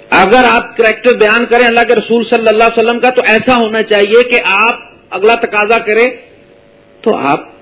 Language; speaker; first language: Urdu; native; Urdu